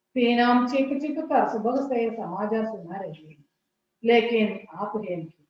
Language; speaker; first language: Hindi; non-native, local second language; Malayalam